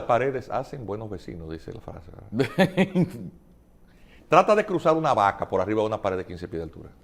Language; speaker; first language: Spanish; native; Spanish